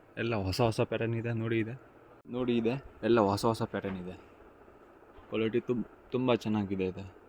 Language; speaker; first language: Kannada; non-native, local second language; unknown